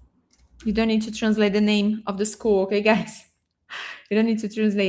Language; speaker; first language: English; non-native, fluent; Portuguese